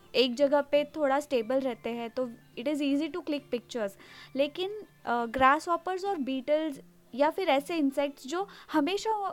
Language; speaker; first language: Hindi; non-native, local second language; Marathi